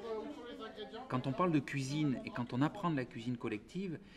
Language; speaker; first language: French; native; French